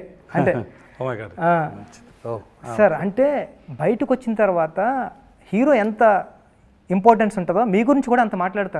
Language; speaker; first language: Telugu; native; Telugu